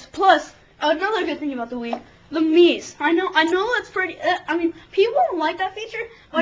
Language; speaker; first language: English; native; English